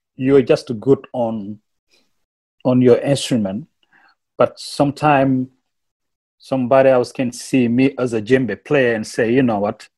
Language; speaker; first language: English; non-native, learner; Wolof